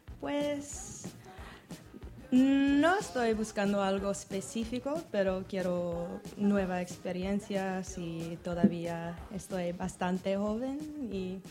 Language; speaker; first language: Spanish; non-native, learner; English